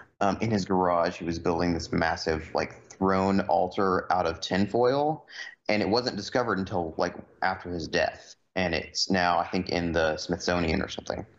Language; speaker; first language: English; native; English